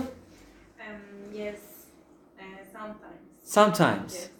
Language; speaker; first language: English; non-native, learner; Turkish